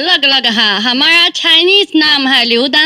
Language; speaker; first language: Hindi; non-native, learner; Chinese